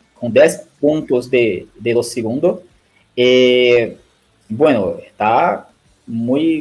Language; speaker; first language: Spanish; non-native, learner; Portuguese